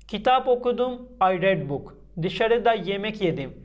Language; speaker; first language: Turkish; non-native, learner; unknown